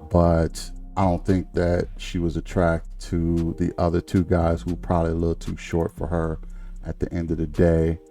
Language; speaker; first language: English; native; English